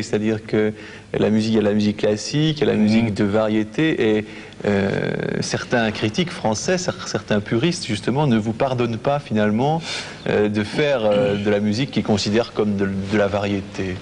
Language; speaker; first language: French; native; French